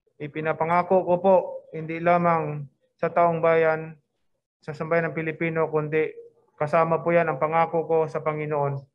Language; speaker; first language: Filipino; non-native, local second language; Cebuano